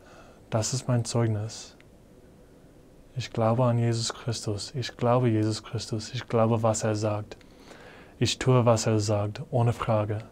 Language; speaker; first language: German; non-native, fluent; English